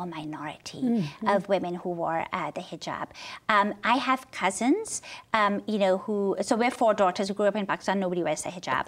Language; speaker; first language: English; non-native, local second language; Urdu